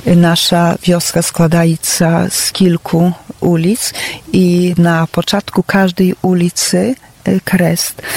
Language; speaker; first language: Polish; non-native, local second language; Belarusian